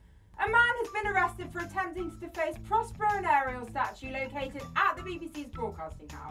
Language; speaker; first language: English; native; English